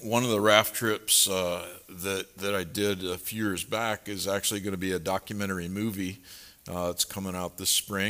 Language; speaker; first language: English; native; English